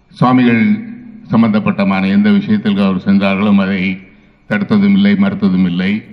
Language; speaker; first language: Tamil; native; Tamil